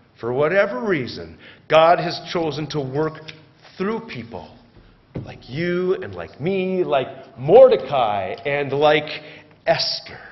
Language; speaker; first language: English; native; English